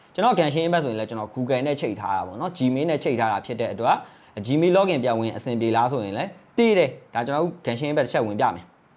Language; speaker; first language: Burmese; native; Burmese